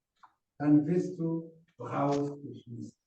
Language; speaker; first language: German; non-native, fluent; Rundi